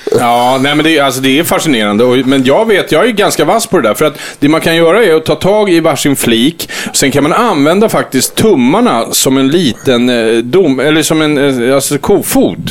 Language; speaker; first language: Swedish; native; Swedish